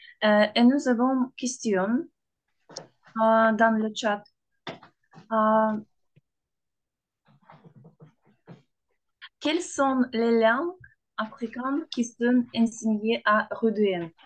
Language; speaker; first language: French; non-native, learner; Russian